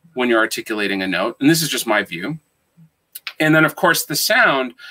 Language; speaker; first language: English; native; English